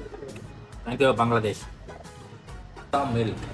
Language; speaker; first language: English; non-native, learner; Tamil